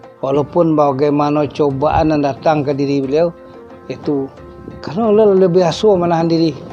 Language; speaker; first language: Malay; non-native, local second language; Minangkabau